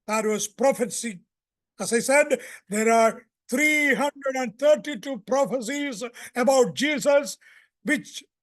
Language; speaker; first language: English; non-native, local second language; Hindi